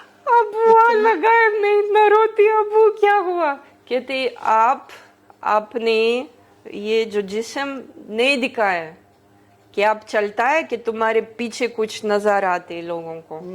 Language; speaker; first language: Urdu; early bilingual, heritage; Greek